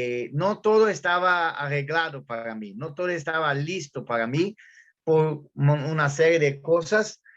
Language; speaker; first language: Spanish; non-native, learner; Portuguese